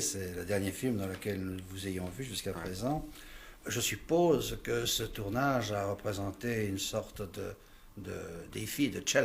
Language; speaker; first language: French; native; French